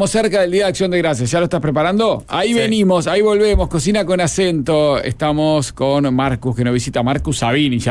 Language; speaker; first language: Spanish; native; Spanish